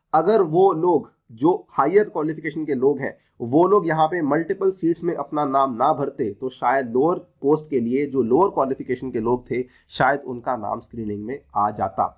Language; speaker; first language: Hindi; native; Hindi